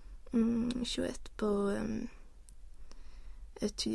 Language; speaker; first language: French; non-native, learner; Swedish